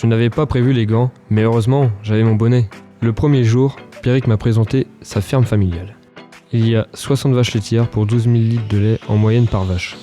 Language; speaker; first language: French; native; French